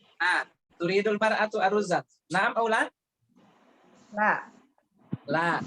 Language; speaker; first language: Arabic; non-native, fluent; Indonesian